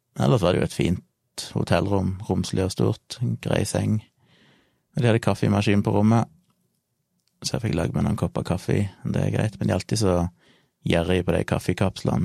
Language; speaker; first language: Norwegian; native; Norwegian